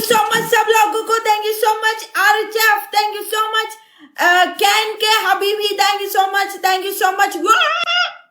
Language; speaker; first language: Hindi; non-native, learner; Malayalam